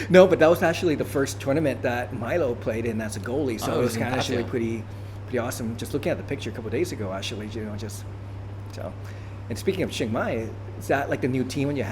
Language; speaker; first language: English; early bilingual, other home language; Thai